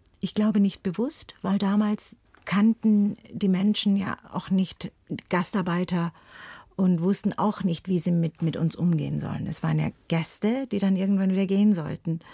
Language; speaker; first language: German; early bilingual, other home language; Turkish